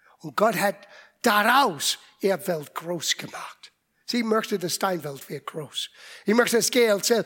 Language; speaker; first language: German; non-native, fluent; English